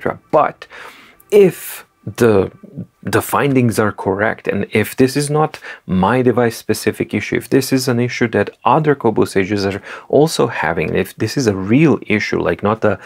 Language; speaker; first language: English; non-native, fluent; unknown